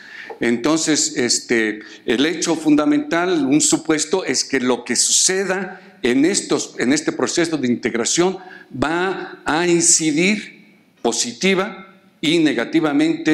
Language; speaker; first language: Spanish; native; Spanish